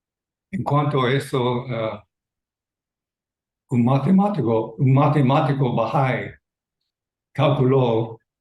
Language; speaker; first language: Spanish; non-native, fluent; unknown